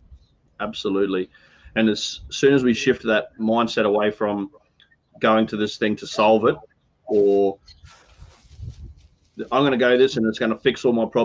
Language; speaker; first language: English; native; English